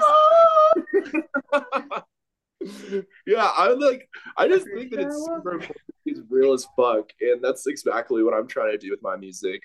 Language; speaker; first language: English; native; English